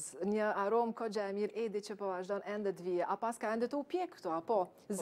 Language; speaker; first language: Albanian; native; Albanian